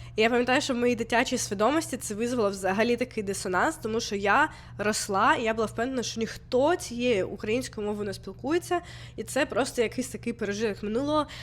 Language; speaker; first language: Ukrainian; non-native, local second language; Russian